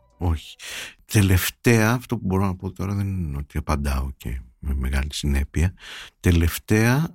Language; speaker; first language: Greek; early bilingual, heritage; Greek